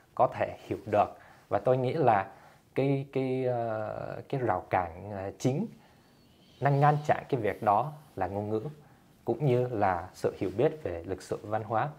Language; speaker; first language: Vietnamese; early bilingual, heritage; Vietnamese